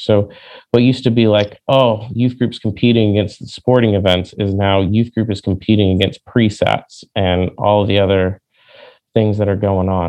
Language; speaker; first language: English; native; English